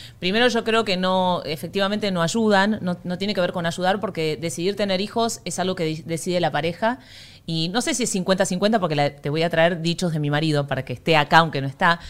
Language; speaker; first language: Spanish; native; Spanish